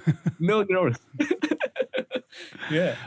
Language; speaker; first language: English; non-native, learner; Japanese